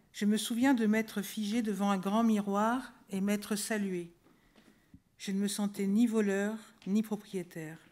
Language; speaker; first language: French; native; French